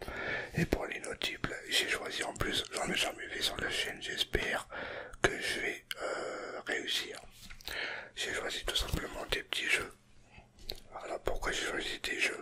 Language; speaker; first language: French; native; French